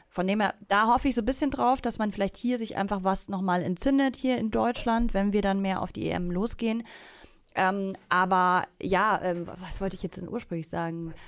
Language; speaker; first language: German; native; German